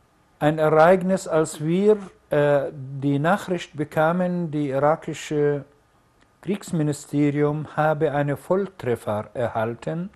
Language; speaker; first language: German; non-native, fluent; Arabic